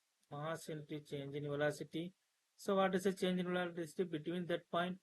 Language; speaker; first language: English; non-native, local second language; Tamil